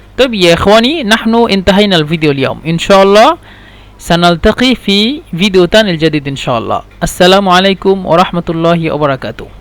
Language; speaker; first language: Egyptian Arabic; non-native, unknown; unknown